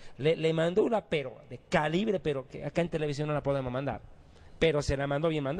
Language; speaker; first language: Spanish; native; Spanish